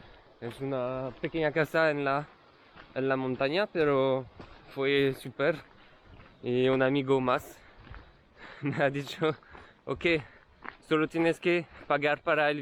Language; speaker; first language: Spanish; non-native, learner; French